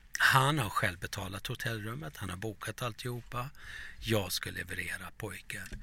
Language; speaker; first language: Swedish; early bilingual, other home language; Turoyo